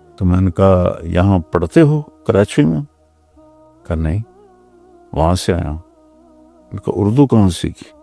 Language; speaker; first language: Urdu; non-native, local second language; Punjabi